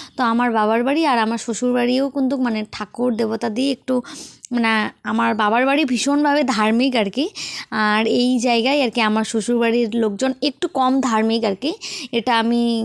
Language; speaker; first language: Bangla; native; Bangla